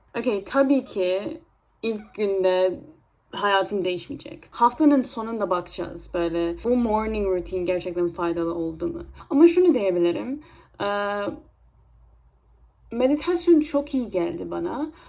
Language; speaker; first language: Turkish; early bilingual, heritage; Turkish